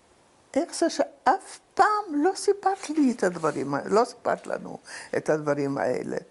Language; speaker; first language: Hebrew; non-native, fluent; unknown